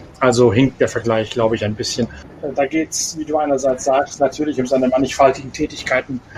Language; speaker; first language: German; native; German